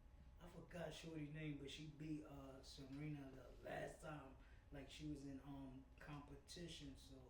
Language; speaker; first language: English; native; English